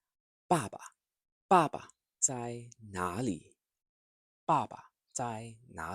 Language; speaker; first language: Chinese; non-native, fluent; English